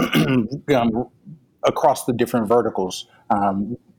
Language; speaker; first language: English; native; English